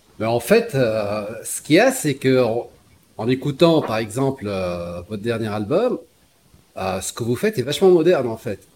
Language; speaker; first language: French; non-native, local second language; Arabic